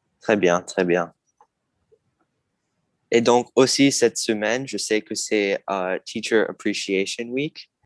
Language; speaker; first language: French; non-native, fluent; English